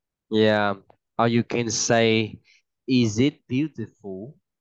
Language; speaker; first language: English; non-native, fluent; Vietnamese